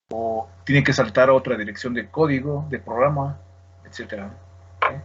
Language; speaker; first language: Spanish; native; Spanish